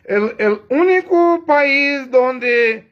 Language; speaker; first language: Spanish; non-native, learner; Portuguese